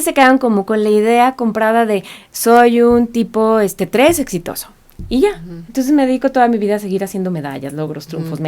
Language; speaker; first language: Spanish; native; Spanish